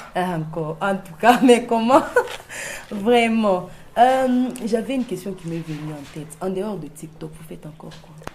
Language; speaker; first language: French; non-native, local second language; Luba-Lulua